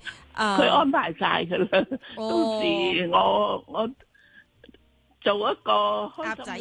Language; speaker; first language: Cantonese; native; Cantonese